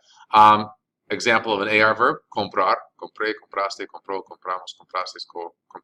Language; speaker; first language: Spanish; non-native, fluent; English